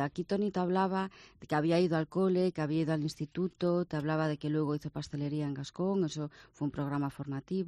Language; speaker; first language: Spanish; native; Spanish